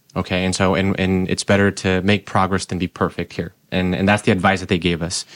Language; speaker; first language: English; non-native, fluent; Portuguese